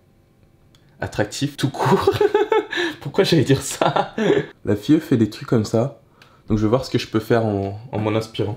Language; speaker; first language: French; native; French